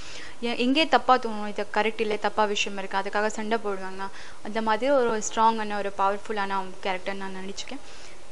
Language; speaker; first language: Tamil; non-native, fluent; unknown